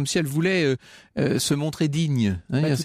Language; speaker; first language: French; native; French